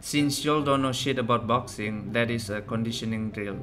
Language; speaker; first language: English; non-native, local second language; Malay